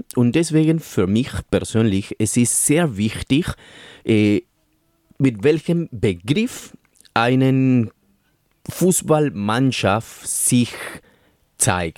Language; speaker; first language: German; non-native, fluent; Spanish